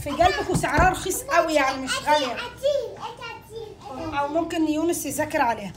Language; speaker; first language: Arabic; native; Arabic